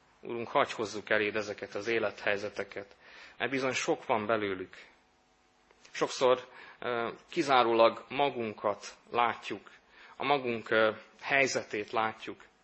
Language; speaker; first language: Hungarian; native; Hungarian